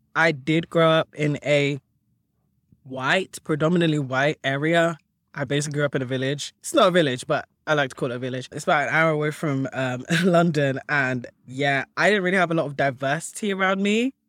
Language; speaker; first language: English; early bilingual, other home language; Akan